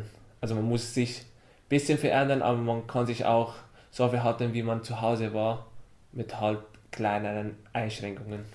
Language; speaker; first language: German; early bilingual, other home language; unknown